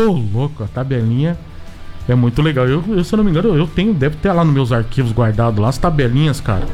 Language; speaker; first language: Portuguese; native; Portuguese